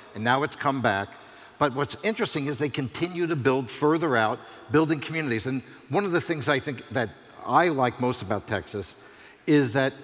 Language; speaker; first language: English; native; English